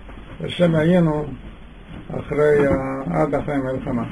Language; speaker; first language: Hebrew; non-native, fluent; Yiddish